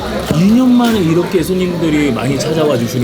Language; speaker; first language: Korean; native; Korean